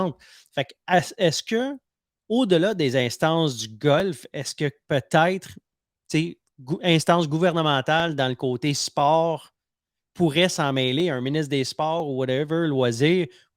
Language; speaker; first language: French; native; French